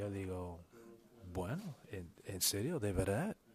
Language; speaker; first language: Spanish; non-native, learner; English